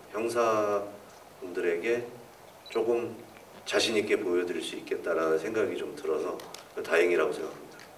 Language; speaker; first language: Korean; native; Korean